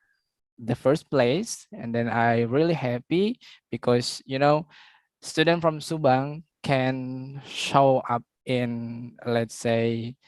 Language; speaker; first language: English; non-native, learner; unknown